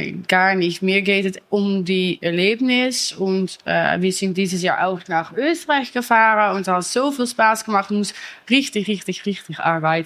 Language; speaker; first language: German; non-native, learner; Dutch